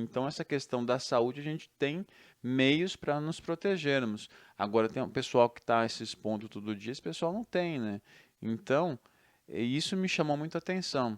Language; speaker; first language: Portuguese; native; Portuguese